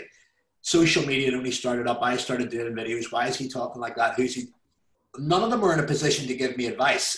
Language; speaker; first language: English; native; English